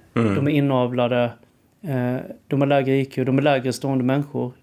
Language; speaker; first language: Swedish; native; Swedish